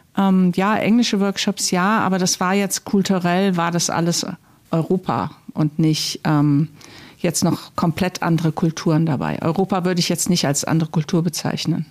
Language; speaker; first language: German; native; German